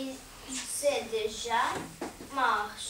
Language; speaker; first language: French; non-native, learner; Russian